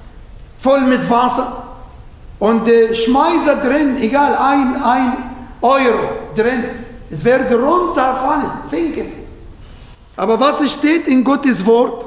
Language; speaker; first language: German; non-native, fluent; Arabic